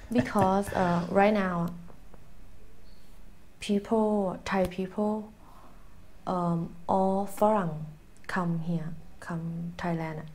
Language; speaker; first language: English; non-native, learner; Thai